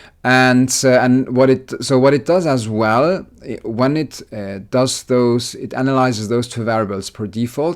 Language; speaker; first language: English; non-native, fluent; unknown